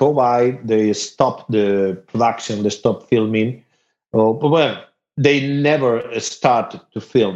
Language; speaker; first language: English; non-native, fluent; Spanish